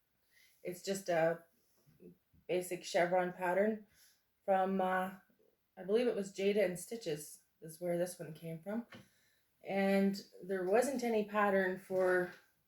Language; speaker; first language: English; native; English